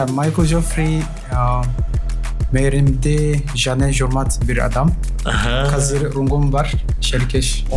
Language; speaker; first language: Kazakh; non-native, learner; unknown